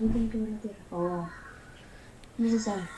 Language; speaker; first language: Spanish; native; Spanish